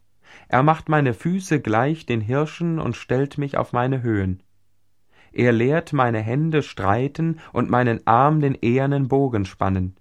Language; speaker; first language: German; native; German